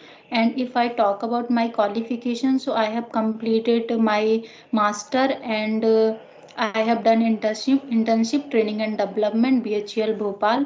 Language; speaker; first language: English; non-native, learner; Hindi